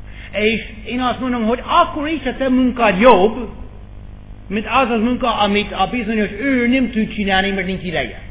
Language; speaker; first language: Hungarian; non-native, fluent; English